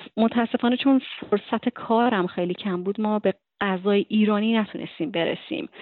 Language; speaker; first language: Persian; native; Persian